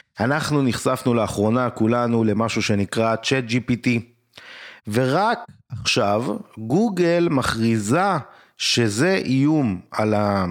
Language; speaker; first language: Hebrew; native; Hebrew